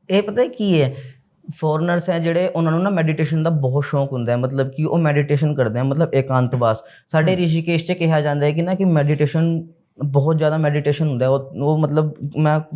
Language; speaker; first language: Punjabi; native; Punjabi